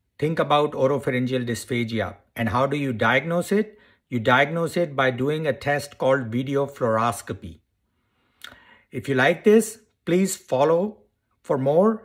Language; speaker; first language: English; native; English